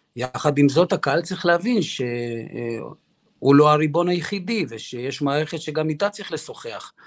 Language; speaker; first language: Hebrew; early bilingual, other home language; Russian